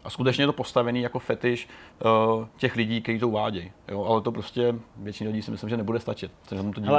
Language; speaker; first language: Czech; native; Czech